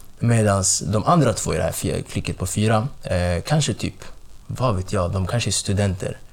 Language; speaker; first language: Swedish; early bilingual, other home language; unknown